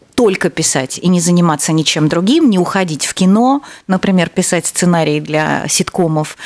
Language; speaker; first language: Russian; native; Russian